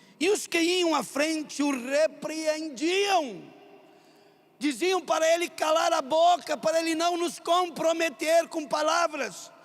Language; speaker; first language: Portuguese; non-native, local second language; German